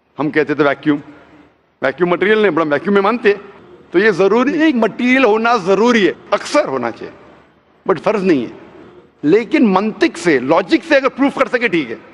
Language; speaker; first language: Hindi; non-native, local second language; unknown